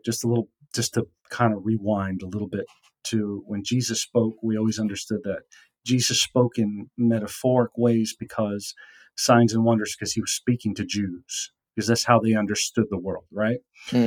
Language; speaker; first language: English; native; English